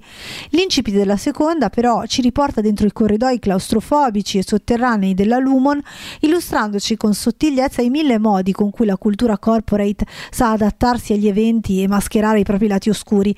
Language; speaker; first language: Italian; native; Italian